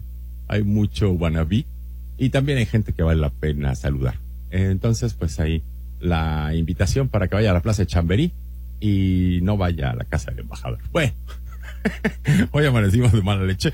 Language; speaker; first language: Spanish; native; Spanish